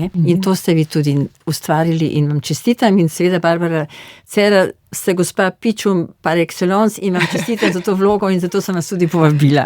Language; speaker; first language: Slovenian; native; Slovenian